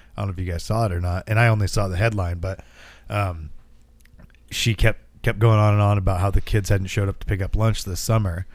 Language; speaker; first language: English; native; English